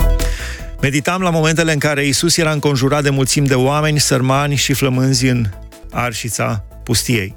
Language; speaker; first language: Romanian; native; Romanian